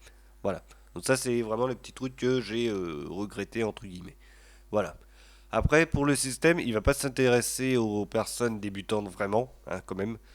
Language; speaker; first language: French; native; French